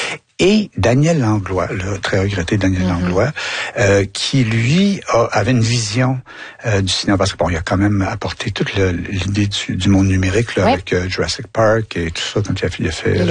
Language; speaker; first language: French; native; French